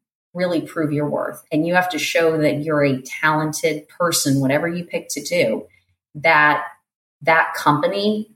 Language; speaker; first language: English; native; English